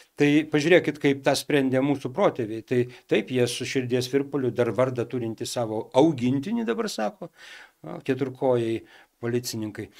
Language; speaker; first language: Lithuanian; native; Lithuanian